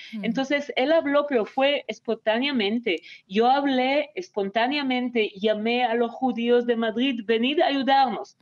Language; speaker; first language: Spanish; non-native, fluent; Hebrew